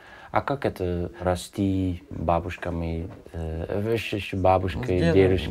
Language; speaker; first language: Russian; non-native, fluent; Dutch